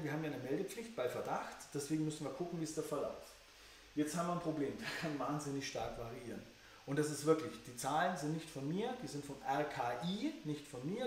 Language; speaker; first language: German; native; German